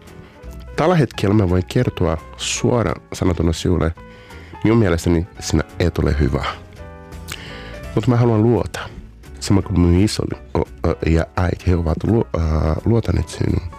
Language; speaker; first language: Finnish; non-native, learner; Portuguese